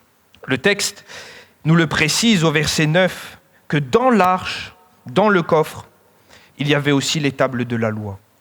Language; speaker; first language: French; native; French